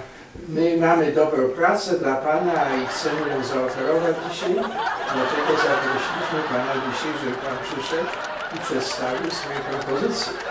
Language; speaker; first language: Polish; early bilingual, heritage; Polish